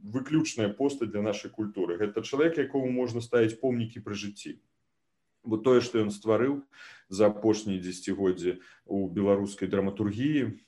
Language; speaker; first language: Belarusian; native; Belarusian